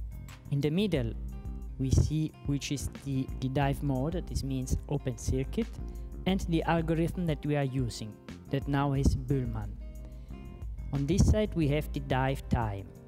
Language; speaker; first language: English; non-native, fluent; Italian